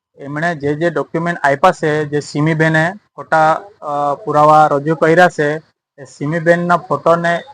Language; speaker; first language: Gujarati; non-native, local second language; Gamit